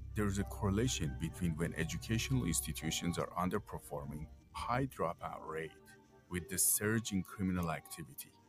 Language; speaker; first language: English; non-native, fluent; Persian